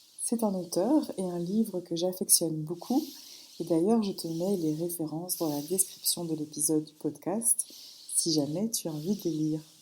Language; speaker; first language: French; native; French